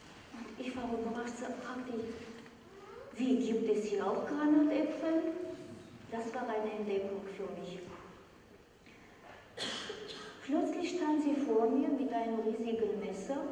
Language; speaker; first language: German; non-native, fluent; Armenian